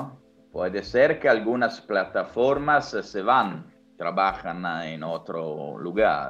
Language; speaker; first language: Spanish; non-native, fluent; Italian